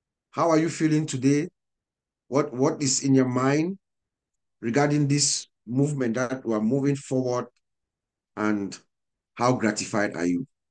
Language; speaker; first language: English; native; English